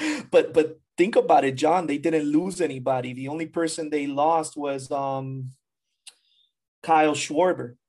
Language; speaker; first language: English; early bilingual, other home language; Spanish